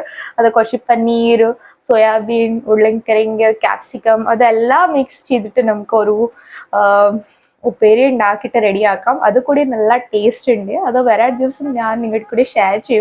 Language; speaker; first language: Malayalam; non-native, fluent; Hindi